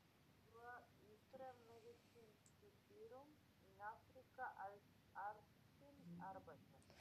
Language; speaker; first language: German; non-native, learner; Macedonian